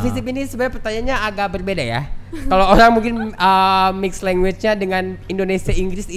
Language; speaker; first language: Indonesian; native; Indonesian